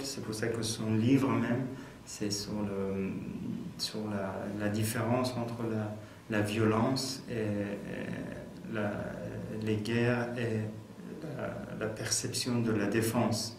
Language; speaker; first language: French; non-native, fluent; Persian